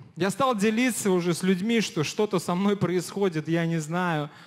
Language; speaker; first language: Russian; native; Russian